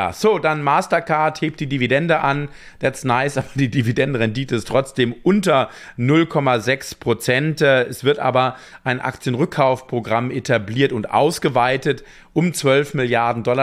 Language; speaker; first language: German; native; German